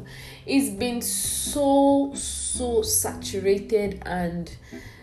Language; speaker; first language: English; non-native, local second language; Igbo